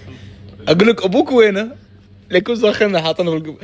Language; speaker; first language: Arabic; native; Arabic